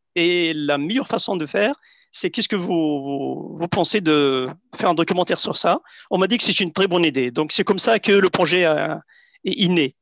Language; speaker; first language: French; non-native, local second language; Central Atlas Tamazight